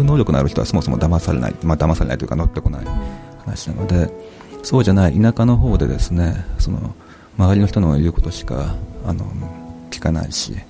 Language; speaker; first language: Japanese; native; Japanese